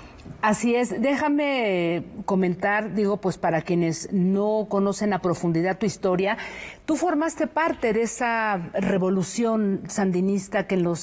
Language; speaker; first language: Spanish; native; Spanish